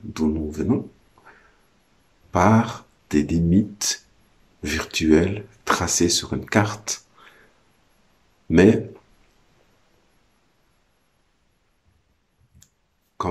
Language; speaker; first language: French; native; French